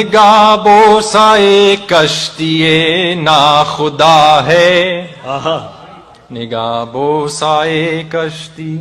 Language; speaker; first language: Urdu; non-native, fluent; English